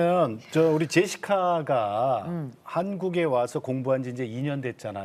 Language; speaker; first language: Korean; native; Korean